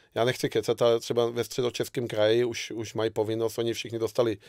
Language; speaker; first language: Czech; non-native, fluent; Hungarian